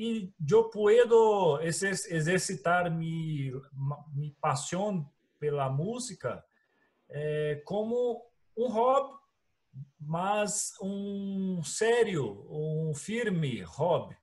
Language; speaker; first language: Spanish; non-native, learner; Portuguese